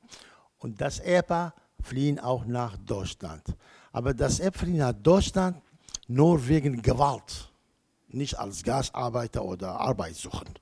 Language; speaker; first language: German; non-native, learner; Kurdish